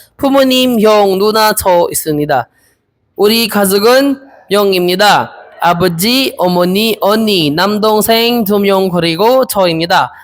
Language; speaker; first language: Korean; non-native, learner; Filipino